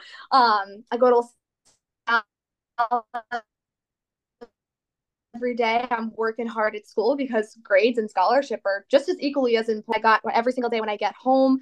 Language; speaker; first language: English; native; English